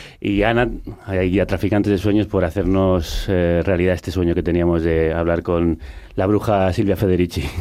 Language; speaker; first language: Spanish; native; Spanish